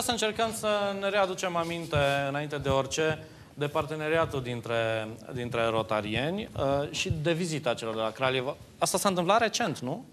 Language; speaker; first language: Romanian; native; Romanian